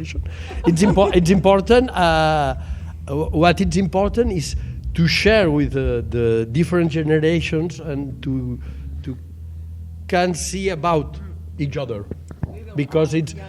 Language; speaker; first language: English; non-native, learner; Catalan